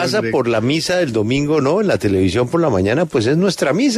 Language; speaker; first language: Spanish; native; Spanish